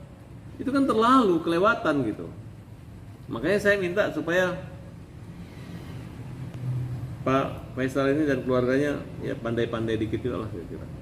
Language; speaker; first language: Indonesian; native; Indonesian